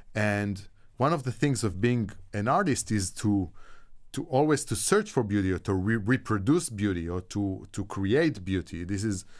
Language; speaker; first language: English; non-native, fluent; Hebrew